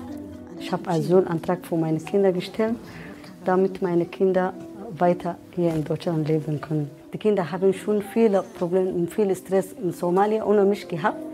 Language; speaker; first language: German; non-native, learner; Somali